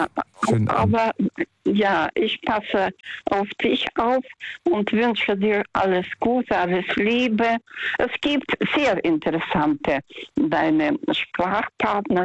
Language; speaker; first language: German; non-native, fluent; Russian